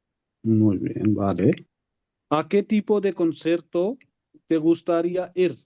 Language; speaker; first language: Spanish; non-native, learner; Urdu